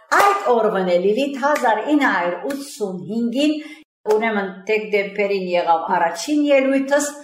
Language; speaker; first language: Armenian; early bilingual, heritage; Armenian